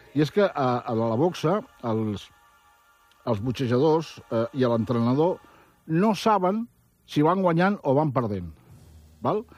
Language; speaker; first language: Catalan; native; Catalan